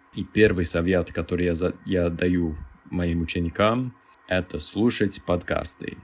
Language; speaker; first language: Russian; non-native, fluent; English